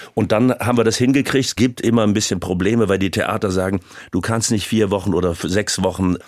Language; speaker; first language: German; native; German